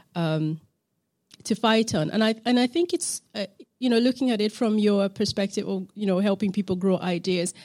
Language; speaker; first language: English; non-native, local second language; Acoli